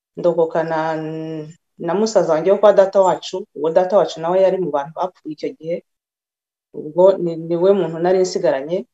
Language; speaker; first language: Kinyarwanda; early bilingual, other home language; Rundi